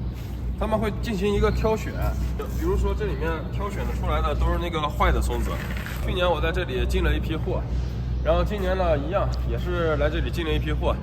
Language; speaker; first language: Chinese; native; Chinese